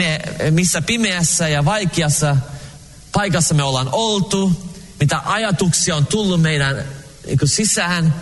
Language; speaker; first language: Finnish; early bilingual, heritage; Finnish